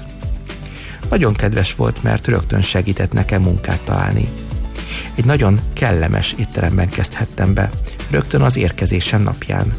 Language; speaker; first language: Hungarian; native; Hungarian